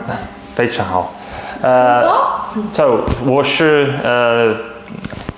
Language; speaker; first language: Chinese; non-native, learner; English